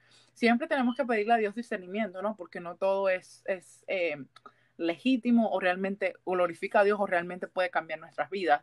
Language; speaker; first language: Spanish; early bilingual, heritage; Spanish